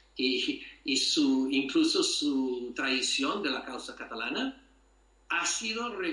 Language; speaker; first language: Spanish; non-native, fluent; English